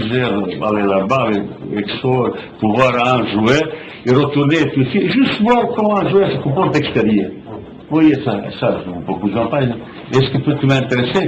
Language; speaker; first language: French; non-native, fluent; Bosnian